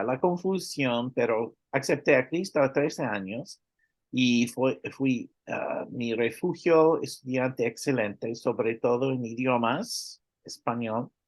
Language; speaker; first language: Spanish; non-native, learner; English